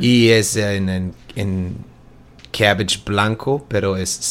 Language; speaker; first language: Spanish; non-native, learner; German